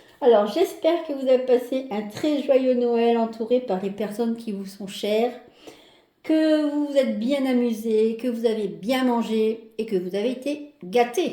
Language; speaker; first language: French; native; French